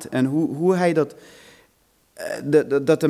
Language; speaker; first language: Dutch; non-native, fluent; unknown